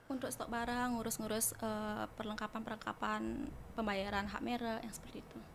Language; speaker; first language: Indonesian; non-native, local second language; Balinese